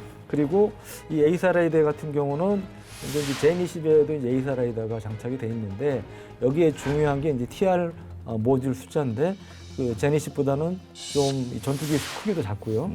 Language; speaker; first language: Korean; native; Korean